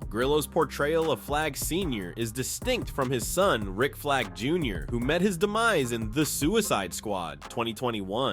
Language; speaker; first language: English; native; English